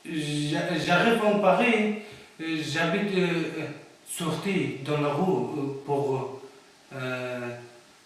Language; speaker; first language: French; non-native, learner; Persian